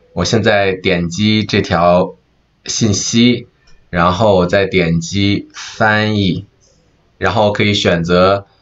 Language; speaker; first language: Chinese; native; Chinese